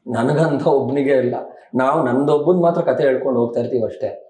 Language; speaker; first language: Kannada; native; Kannada